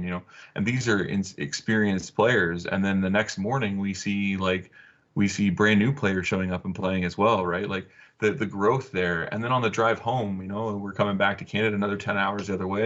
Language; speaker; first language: English; native; English